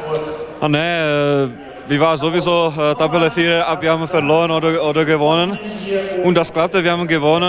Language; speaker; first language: German; non-native, learner; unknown